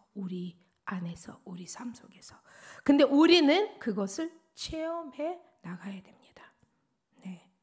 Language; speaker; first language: Korean; non-native, fluent; Russian